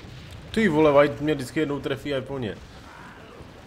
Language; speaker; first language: Czech; native; Czech